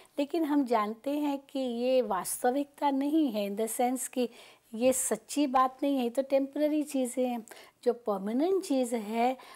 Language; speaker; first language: Hindi; native; Hindi